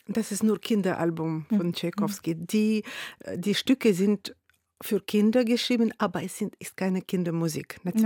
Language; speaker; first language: German; non-native, fluent; Russian